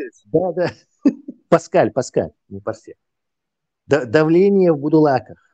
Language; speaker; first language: Russian; non-native, local second language; Chechen